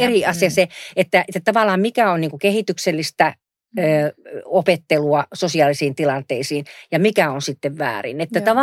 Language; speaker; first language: Finnish; native; Finnish